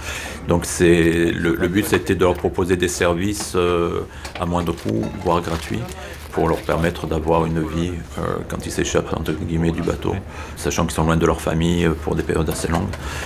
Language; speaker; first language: French; native; French